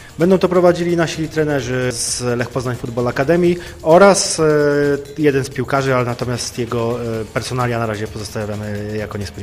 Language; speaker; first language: Polish; native; Polish